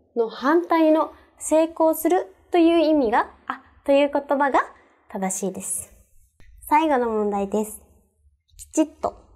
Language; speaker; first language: Japanese; native; Japanese